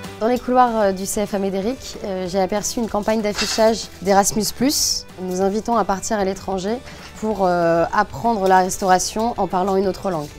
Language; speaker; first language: French; native; French